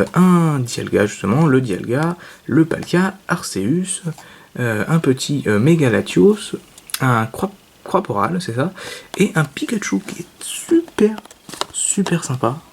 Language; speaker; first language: French; native; French